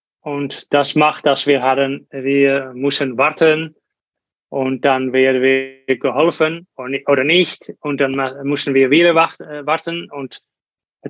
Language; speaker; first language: German; non-native, learner; Dutch